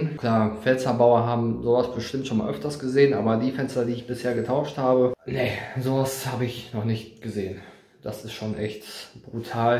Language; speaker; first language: German; native; German